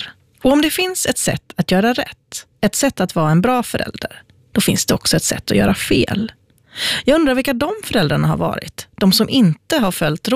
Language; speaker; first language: Swedish; native; Swedish